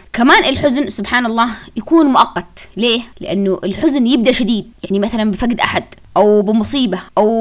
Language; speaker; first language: Arabic; native; Arabic